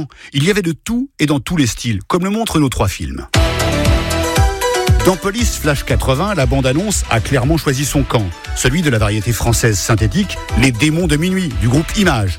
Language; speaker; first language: French; native; French